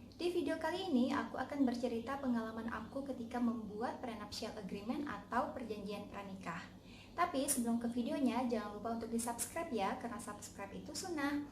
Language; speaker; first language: Indonesian; native; Indonesian